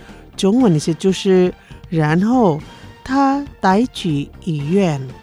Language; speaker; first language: Chinese; non-native, fluent; Indonesian